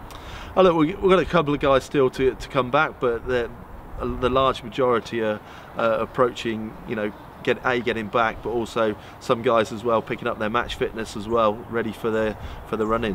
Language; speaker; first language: English; native; English